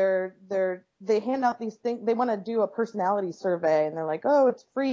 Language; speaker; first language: English; native; English